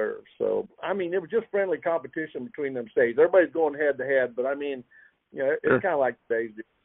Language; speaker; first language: English; native; English